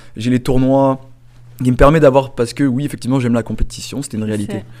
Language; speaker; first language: French; native; French